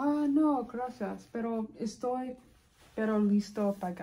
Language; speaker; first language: Spanish; non-native, learner; English